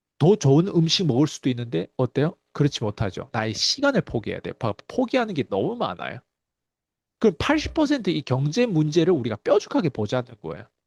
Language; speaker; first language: Korean; early bilingual, heritage; Korean